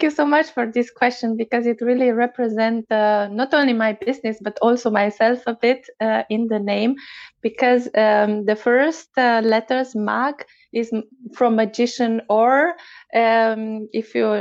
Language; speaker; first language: English; non-native, fluent; Romanian